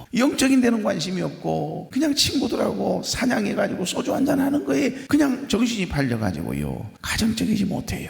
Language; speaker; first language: Korean; native; Korean